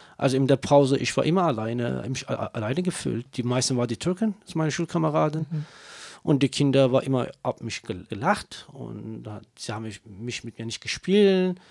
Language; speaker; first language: German; non-native, learner; Kurdish